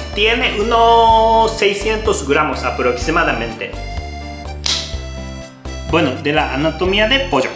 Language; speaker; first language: Spanish; non-native, fluent; Japanese